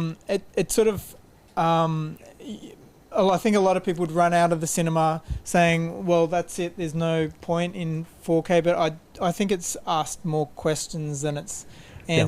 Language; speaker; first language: English; native; English